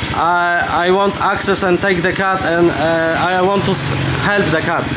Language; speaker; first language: English; non-native, learner; Polish